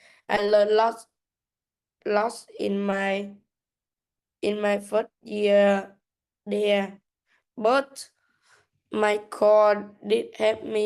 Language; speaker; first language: English; non-native, learner; Vietnamese